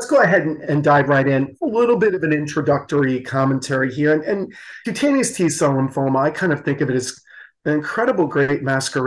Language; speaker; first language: English; native; English